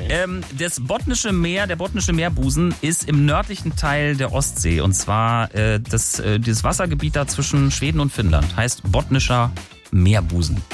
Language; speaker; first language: German; native; German